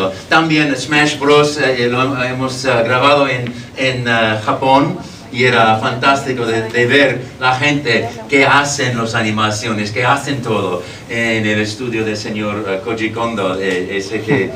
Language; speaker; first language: Spanish; non-native, fluent; English